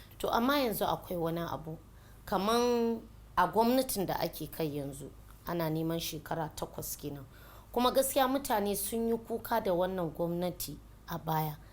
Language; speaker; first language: Hausa; non-native, local second language; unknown